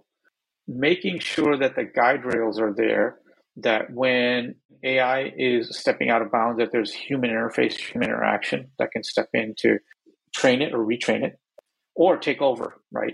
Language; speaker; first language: English; native; English